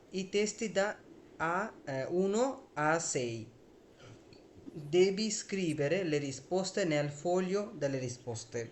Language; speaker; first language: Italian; non-native, fluent; Bangla